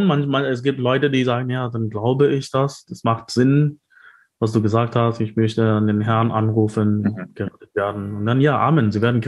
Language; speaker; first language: German; non-native, fluent; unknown